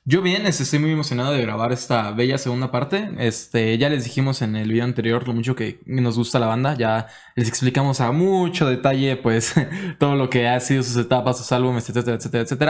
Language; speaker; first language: Spanish; native; Spanish